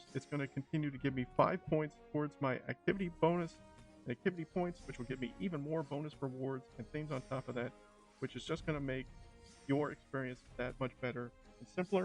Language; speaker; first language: English; native; English